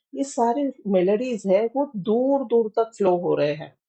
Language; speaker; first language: Hindi; non-native, local second language; Marathi